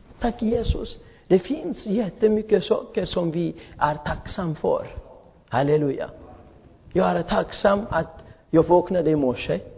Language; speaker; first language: Swedish; non-native, fluent; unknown